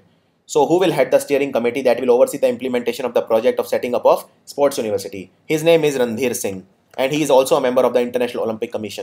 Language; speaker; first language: English; non-native, local second language; Hindi